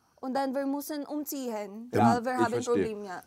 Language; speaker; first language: German; non-native, learner; Filipino